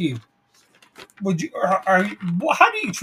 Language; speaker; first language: English; native; English